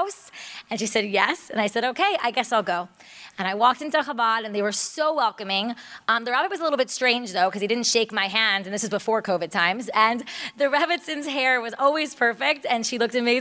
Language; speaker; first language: English; native; English